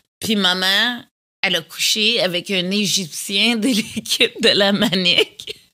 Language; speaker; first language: French; native; French